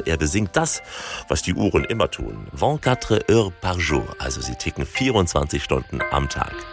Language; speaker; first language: German; native; German